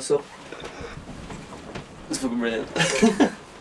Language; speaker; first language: English; native; English